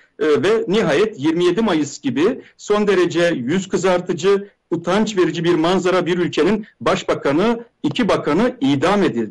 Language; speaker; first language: Turkish; native; Turkish